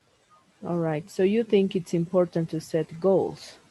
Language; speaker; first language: English; non-native, fluent; Spanish